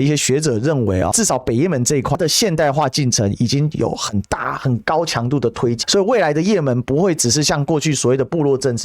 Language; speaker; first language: Chinese; native; Chinese